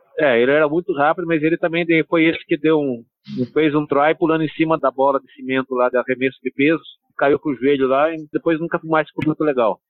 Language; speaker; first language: Portuguese; early bilingual, other home language; Italian